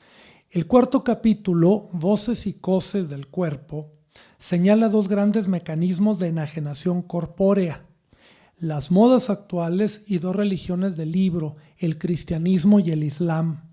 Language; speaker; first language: Spanish; native; Spanish